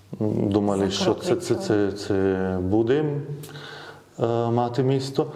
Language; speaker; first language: Ukrainian; non-native, fluent; Lithuanian